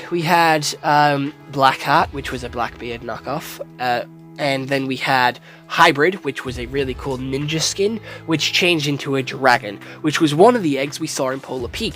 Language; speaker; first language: English; native; English